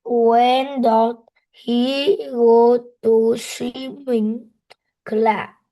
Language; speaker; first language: English; non-native, learner; Vietnamese